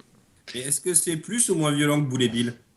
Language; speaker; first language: French; native; French